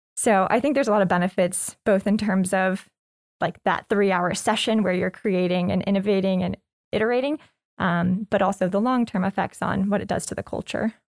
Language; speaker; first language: English; native; English